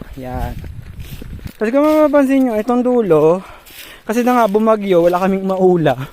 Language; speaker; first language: Filipino; non-native, local second language; Bikol